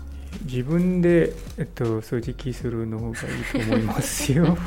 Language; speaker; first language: Japanese; non-native, learner; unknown